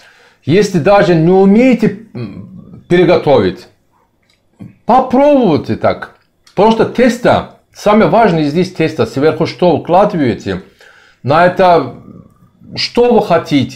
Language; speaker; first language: Russian; non-native, learner; Turkish